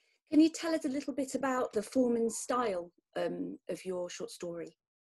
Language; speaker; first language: English; native; English